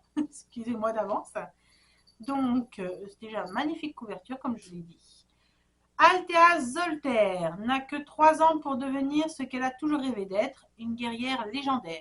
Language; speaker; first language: French; native; French